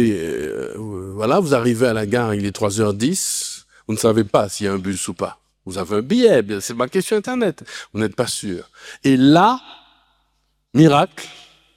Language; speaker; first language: French; native; French